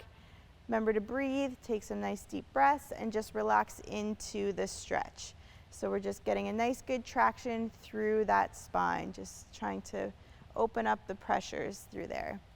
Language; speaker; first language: English; native; English